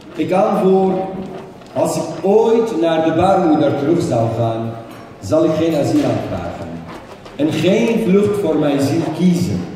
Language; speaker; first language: Dutch; non-native, fluent; Arabic